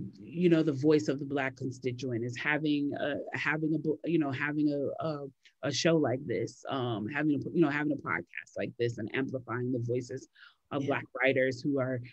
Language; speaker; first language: English; native; English